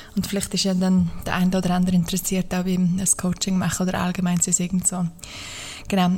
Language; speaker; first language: German; native; German